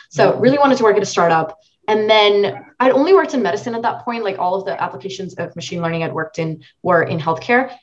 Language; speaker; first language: English; non-native, local second language; Marathi